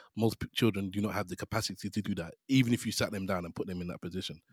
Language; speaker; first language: English; native; English